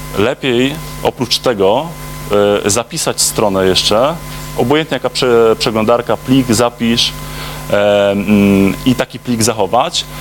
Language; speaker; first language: Polish; native; Polish